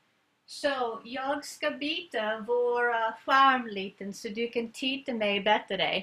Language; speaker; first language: Swedish; non-native, learner; English